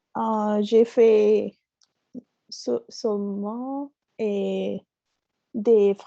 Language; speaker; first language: French; non-native, learner; Spanish